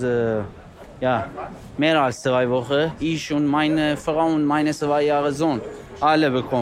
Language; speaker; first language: German; non-native, learner; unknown